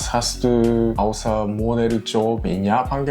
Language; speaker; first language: German; non-native, learner; Japanese